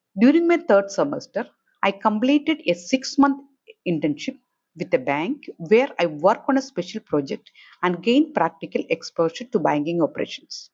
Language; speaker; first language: English; non-native, local second language; Malayalam